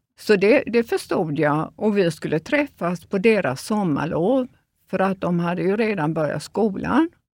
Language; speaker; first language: Swedish; early bilingual, other home language; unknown